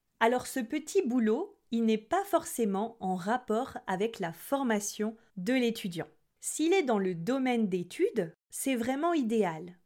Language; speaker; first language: French; native; French